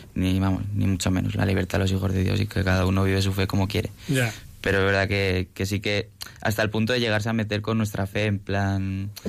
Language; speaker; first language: Spanish; native; Spanish